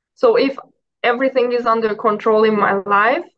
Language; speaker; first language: English; non-native, fluent; Hungarian